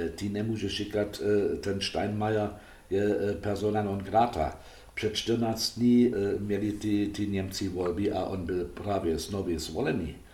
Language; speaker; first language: Czech; non-native, fluent; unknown